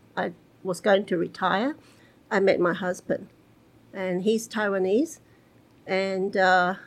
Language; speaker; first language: English; early bilingual, other home language; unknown